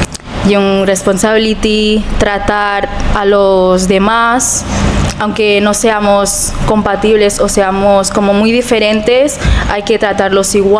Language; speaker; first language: Spanish; early bilingual, other home language; Filipino